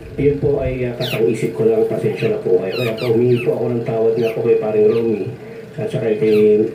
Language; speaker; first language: Filipino; non-native, local second language; Cebuano